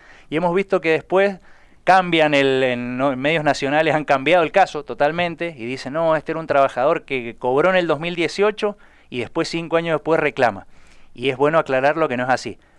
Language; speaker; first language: Spanish; native; Spanish